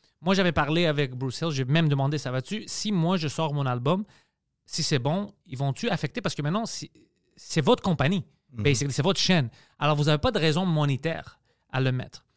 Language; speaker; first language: French; early bilingual, other home language; Greek